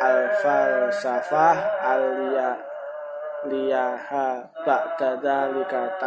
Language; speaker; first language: Arabic; non-native, learner; Indonesian